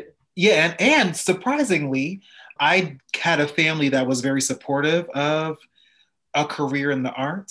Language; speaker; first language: English; native; English